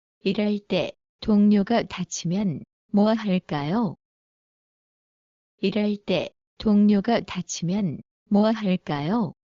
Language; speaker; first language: Korean; non-native, learner; Bangla